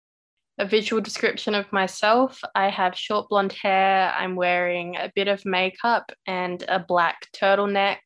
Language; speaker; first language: English; native; English